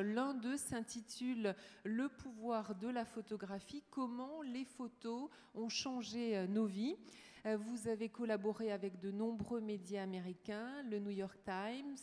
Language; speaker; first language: French; native; French